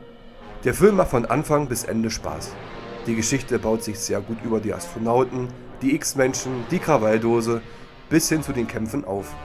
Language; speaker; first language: German; native; German